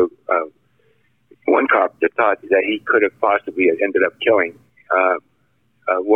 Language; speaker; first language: English; native; English